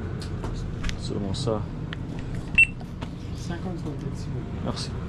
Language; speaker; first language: French; non-native, learner; English